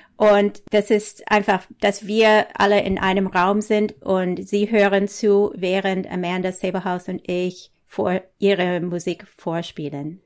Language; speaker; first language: German; non-native, fluent; English